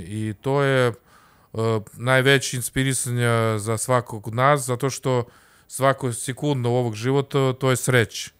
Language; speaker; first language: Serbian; non-native, learner; Russian